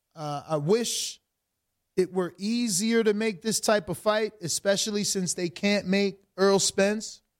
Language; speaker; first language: English; native; English